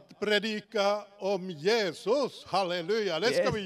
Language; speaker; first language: Swedish; non-native, fluent; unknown